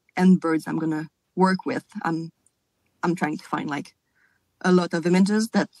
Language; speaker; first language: English; non-native, fluent; French